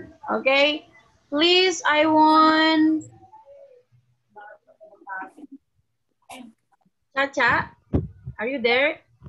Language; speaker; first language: English; non-native, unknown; Indonesian